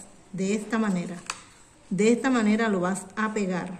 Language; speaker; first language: Spanish; native; Spanish